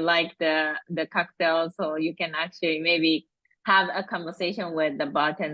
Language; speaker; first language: English; non-native, fluent; Japanese